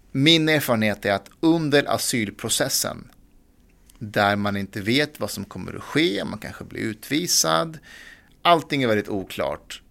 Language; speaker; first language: Swedish; early bilingual, other home language; Persian